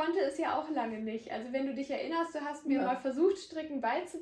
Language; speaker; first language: German; native; German